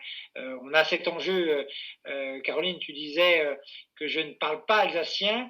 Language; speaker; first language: French; native; French